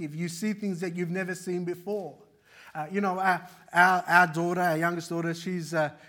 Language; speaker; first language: English; early bilingual, other home language; Arabic